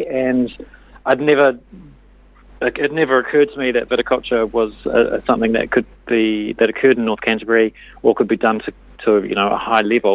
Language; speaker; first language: English; native; English